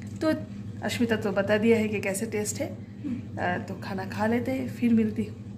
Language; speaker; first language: Hindi; non-native, local second language; Bangla